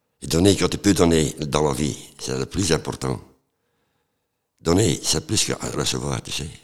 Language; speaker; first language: French; non-native, local second language; Dutch